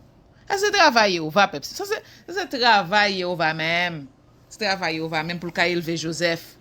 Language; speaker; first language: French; non-native, local second language; Haitian Creole